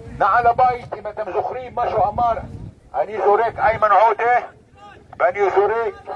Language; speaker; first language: Hebrew; non-native, local second language; Arabic